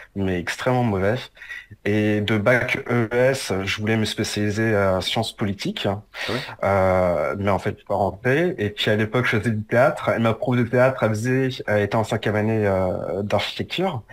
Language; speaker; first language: French; native; French